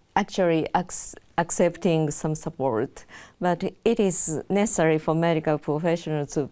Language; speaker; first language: English; non-native, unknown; Japanese